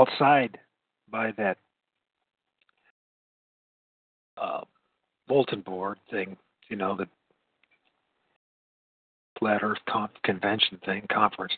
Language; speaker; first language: English; native; English